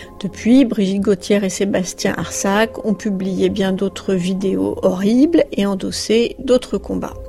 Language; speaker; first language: French; native; French